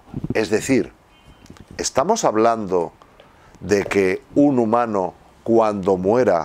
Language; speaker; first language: Spanish; native; Spanish